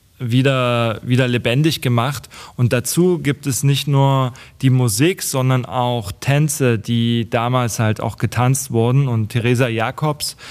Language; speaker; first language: German; non-native, local second language; Upper Sorbian